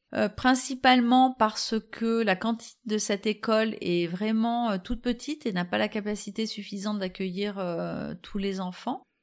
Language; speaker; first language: French; native; French